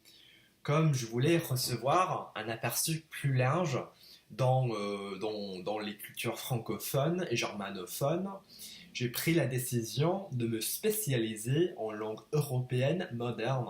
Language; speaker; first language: French; non-native, fluent; English